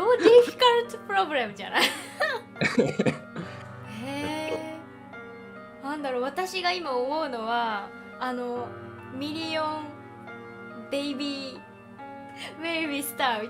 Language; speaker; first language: Japanese; native; Japanese